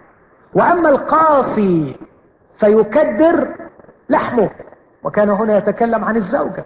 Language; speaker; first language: Arabic; native; Arabic